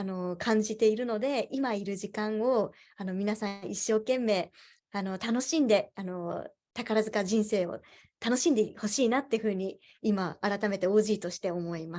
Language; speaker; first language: Japanese; native; Japanese